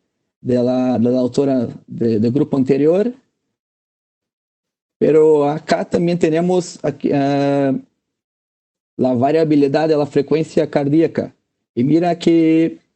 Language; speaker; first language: Spanish; non-native, fluent; Portuguese